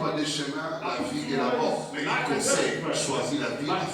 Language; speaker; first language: French; non-native, local second language; Lingala